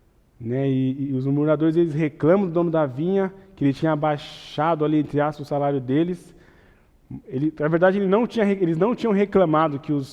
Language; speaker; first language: Portuguese; native; Portuguese